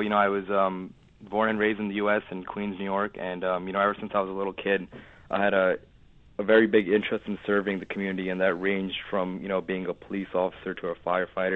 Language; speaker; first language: English; native; English